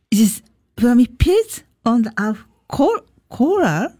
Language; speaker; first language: German; non-native, learner; Japanese